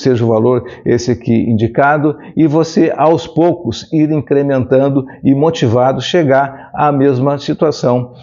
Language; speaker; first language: Portuguese; native; Portuguese